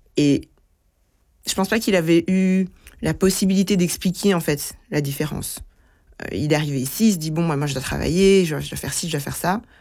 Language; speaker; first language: French; early bilingual, other home language; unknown